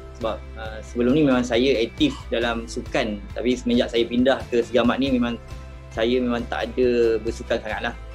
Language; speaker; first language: Malay; native; Malay